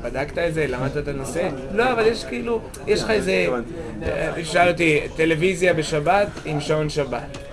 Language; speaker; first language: Hebrew; native; Hebrew